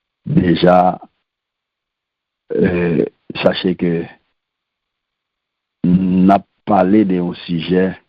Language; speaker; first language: French; non-native, local second language; Haitian Creole